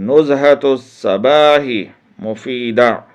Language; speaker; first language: Arabic; non-native, learner; Urdu